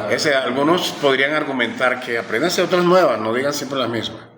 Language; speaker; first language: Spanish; native; Spanish